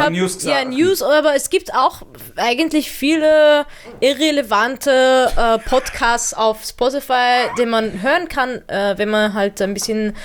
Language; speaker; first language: German; early bilingual, other home language; Arabic